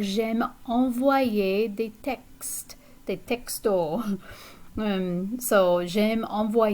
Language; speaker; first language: French; non-native, fluent; English